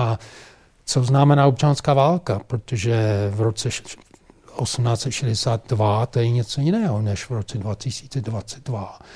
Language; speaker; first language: Czech; non-native, fluent; English